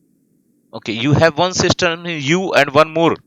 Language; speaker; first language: English; non-native, fluent; Hindi